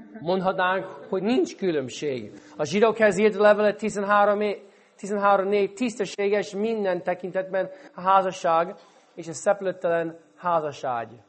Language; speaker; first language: Hungarian; non-native, fluent; English